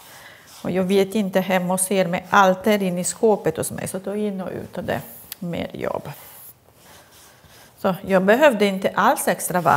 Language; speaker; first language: Swedish; non-native, fluent; Italian